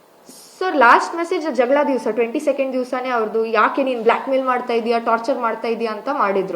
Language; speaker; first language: Kannada; non-native, local second language; Kodava